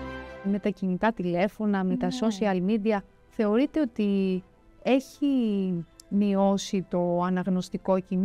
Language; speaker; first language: Greek; native; Greek